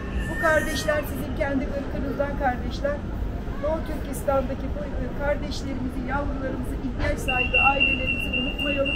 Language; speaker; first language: Turkish; native; Turkish